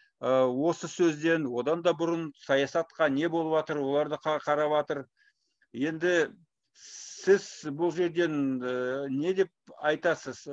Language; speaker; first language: Kazakh; non-native, local second language; Russian